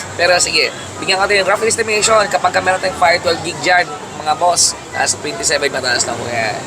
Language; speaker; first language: Filipino; native; Filipino